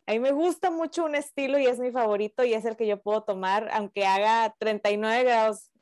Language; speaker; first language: Spanish; native; Spanish